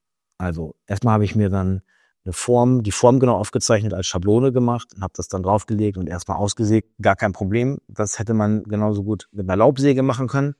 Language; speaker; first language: German; native; German